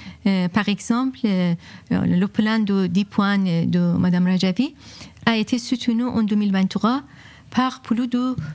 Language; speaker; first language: French; non-native, fluent; Persian